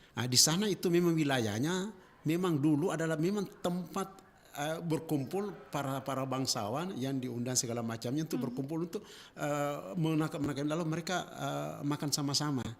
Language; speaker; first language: Indonesian; native; Indonesian